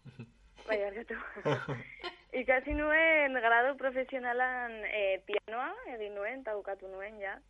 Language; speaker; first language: Basque; non-native, local second language; Spanish